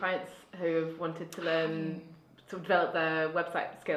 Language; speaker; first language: English; native; English